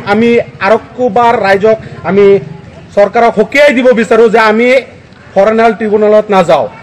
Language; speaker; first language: Assamese; non-native, local second language; Bangla